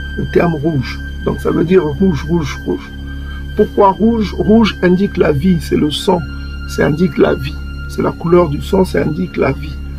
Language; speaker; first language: French; non-native, local second language; Kongo